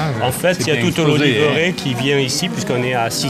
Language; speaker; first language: French; native; French